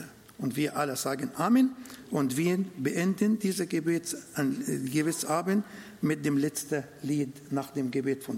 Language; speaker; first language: German; non-native, learner; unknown